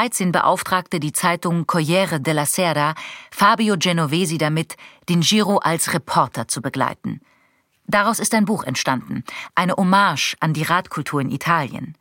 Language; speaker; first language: German; native; German